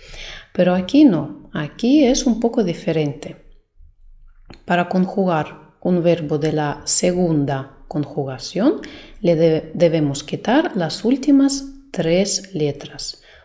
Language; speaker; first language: Spanish; non-native, fluent; Russian